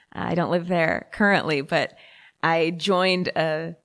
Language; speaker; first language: English; native; English